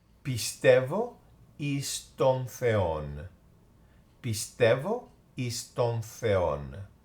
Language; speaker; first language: Greek; non-native, fluent; English